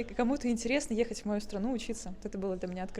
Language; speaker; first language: Russian; native; Russian